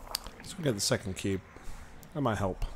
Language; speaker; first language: English; native; English